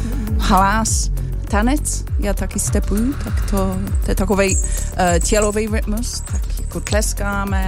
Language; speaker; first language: Czech; non-native, fluent; English